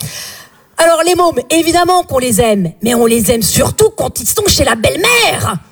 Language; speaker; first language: French; native; French